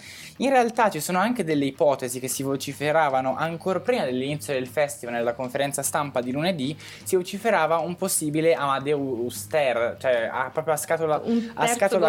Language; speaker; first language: Italian; native; Italian